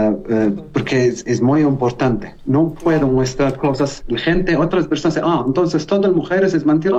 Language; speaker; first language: Spanish; non-native, learner; Arabic